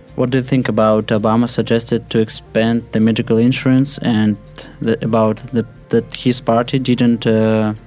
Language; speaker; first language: English; non-native, fluent; Russian